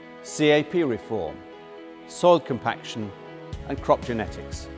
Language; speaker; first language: English; native; English